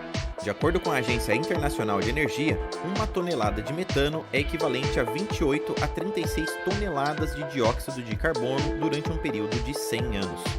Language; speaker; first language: Portuguese; native; Portuguese